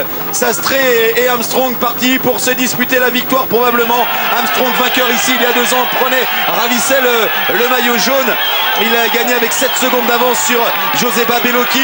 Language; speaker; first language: French; native; French